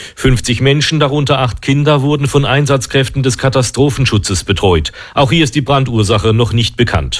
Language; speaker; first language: German; native; German